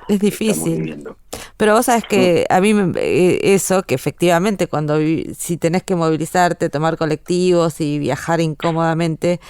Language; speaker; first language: Spanish; native; Spanish